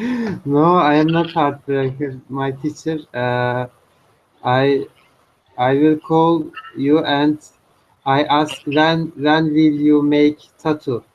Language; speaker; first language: English; non-native, learner; Turkish